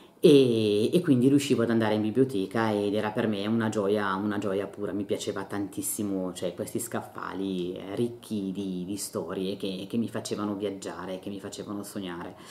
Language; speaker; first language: Italian; native; Italian